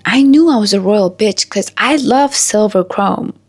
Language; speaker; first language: English; non-native, fluent; Mongolian